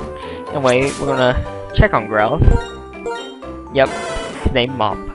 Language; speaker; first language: English; native; English